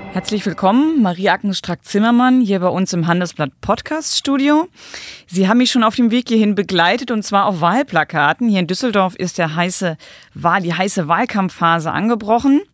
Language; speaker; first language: German; native; German